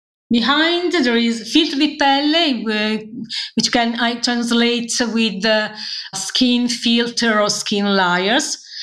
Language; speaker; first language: English; non-native, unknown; Italian